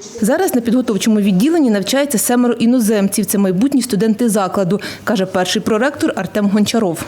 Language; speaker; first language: Ukrainian; native; Ukrainian